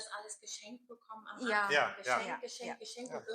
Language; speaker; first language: German; native; German